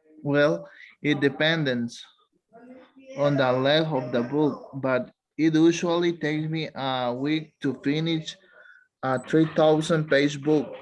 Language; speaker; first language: English; non-native, learner; Spanish